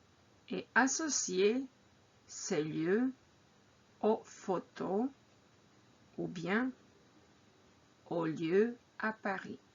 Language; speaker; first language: French; non-native, fluent; Croatian